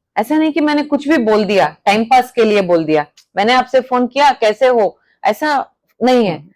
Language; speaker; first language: Hindi; non-native, local second language; Kannada